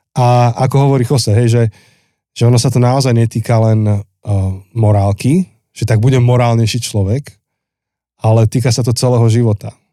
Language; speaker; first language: Slovak; native; Slovak